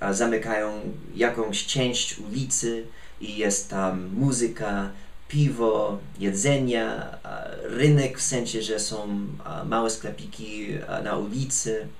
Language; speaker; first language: Polish; non-native, fluent; English